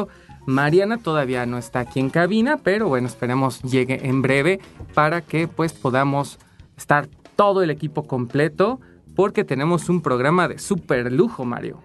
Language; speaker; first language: Spanish; native; Spanish